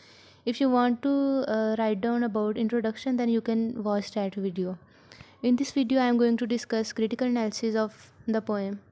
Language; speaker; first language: English; non-native, local second language; Urdu